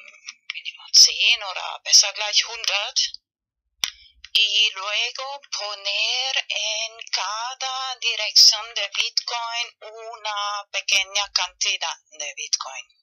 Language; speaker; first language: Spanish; non-native, fluent; German